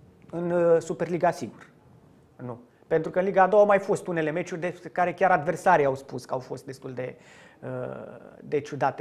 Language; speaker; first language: Romanian; native; Romanian